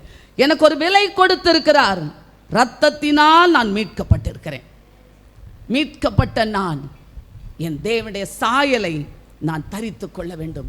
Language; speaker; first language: Tamil; native; Tamil